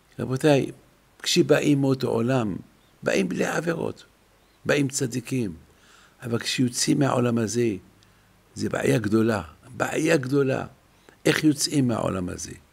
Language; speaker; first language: Hebrew; non-native, fluent; French